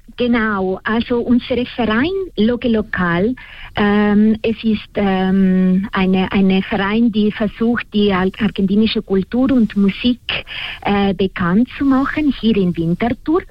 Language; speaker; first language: German; non-native, fluent; Spanish